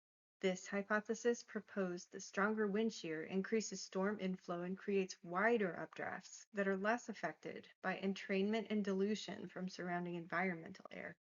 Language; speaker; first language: English; native; English